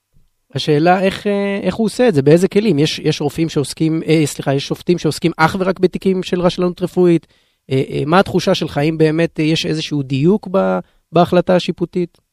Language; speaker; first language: Hebrew; native; Hebrew